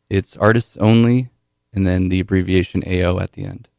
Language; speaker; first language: English; native; English